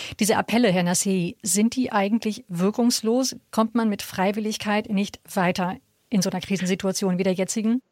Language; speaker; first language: German; native; German